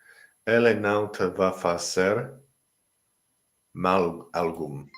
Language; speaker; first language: Portuguese; non-native, learner; English